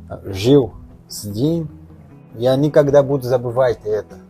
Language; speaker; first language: Russian; non-native, learner; Portuguese